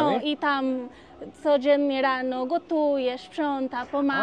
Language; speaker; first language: Polish; non-native, learner; Spanish